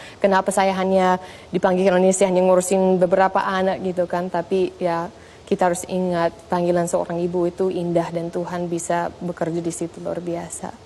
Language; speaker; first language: Indonesian; non-native, fluent; English